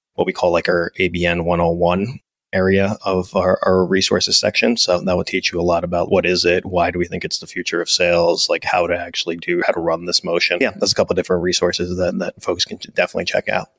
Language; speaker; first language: English; native; English